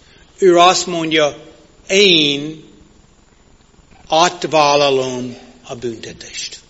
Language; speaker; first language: Hungarian; non-native, fluent; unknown